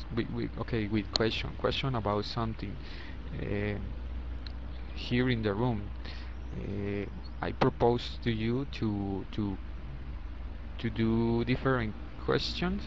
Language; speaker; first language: English; non-native, learner; Spanish